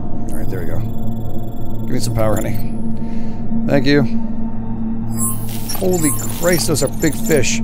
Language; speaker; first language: English; native; English